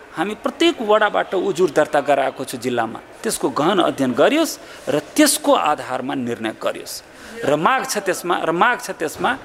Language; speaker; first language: Nepali; non-native, local second language; Maithili